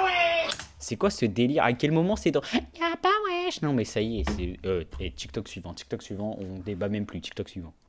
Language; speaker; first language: French; native; French